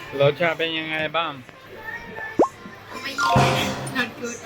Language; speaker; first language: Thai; non-native, learner; Chinese